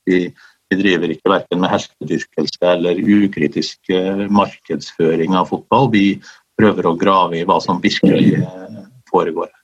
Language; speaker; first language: Norwegian; native; Norwegian